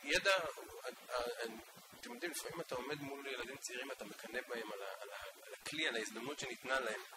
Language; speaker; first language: Hebrew; native; Hebrew